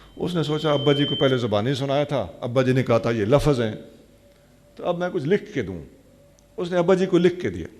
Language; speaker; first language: Urdu; non-native, local second language; Saraiki